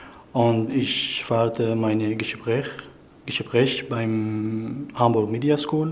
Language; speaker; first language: German; non-native, learner; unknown